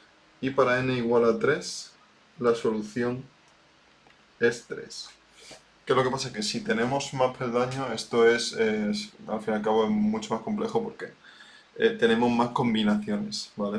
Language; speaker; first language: Spanish; native; Spanish